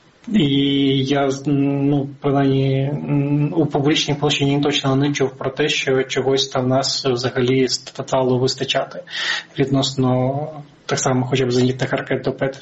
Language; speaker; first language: Ukrainian; native; Ukrainian